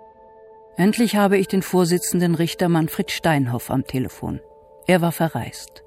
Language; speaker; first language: German; native; German